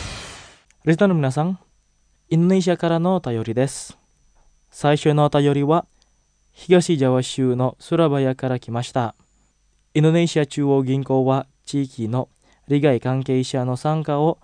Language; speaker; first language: Japanese; non-native, fluent; Indonesian